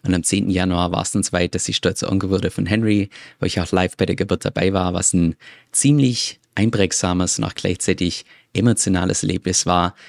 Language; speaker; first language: German; native; German